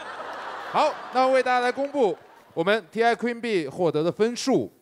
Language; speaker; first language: Chinese; native; Chinese